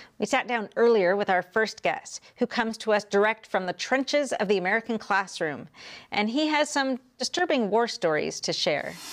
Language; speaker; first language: English; native; English